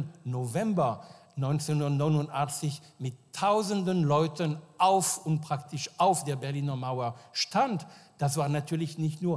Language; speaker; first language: German; non-native, fluent; French